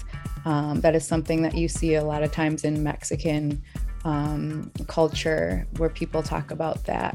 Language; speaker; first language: English; native; English